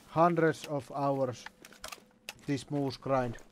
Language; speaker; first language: English; non-native, learner; Finnish